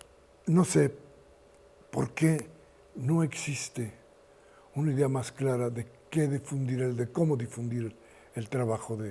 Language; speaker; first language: Spanish; native; Spanish